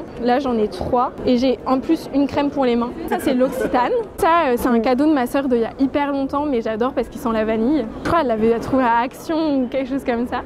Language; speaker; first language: French; native; French